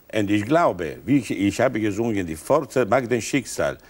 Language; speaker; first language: German; non-native, learner; Italian